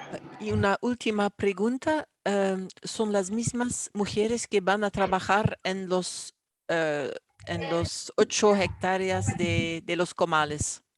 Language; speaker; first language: Spanish; non-native, fluent; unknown